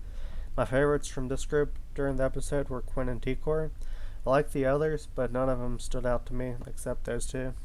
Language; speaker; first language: English; native; English